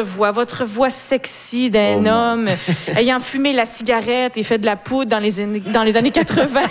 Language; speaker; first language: French; native; French